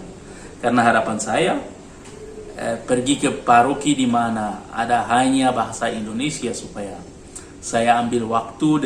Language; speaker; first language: Indonesian; non-native, learner; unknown